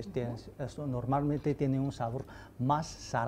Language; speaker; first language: Spanish; non-native, fluent; Chinese